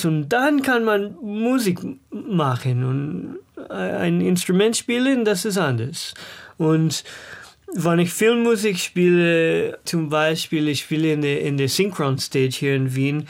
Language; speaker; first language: German; non-native, fluent; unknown